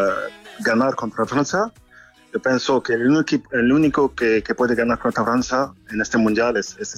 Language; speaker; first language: Spanish; non-native, fluent; French